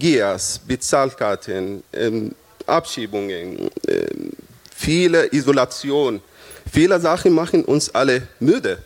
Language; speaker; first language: German; non-native, fluent; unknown